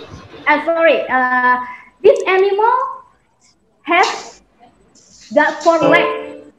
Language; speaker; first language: English; non-native, fluent; Indonesian